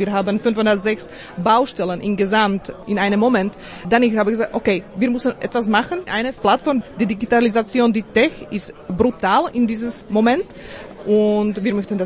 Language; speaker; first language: German; non-native, learner; Slovak